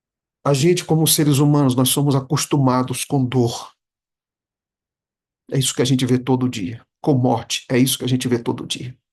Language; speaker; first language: Portuguese; native; Portuguese